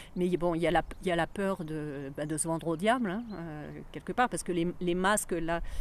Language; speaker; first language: French; native; French